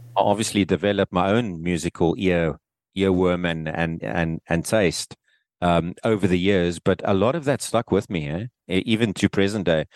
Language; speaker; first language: English; native; English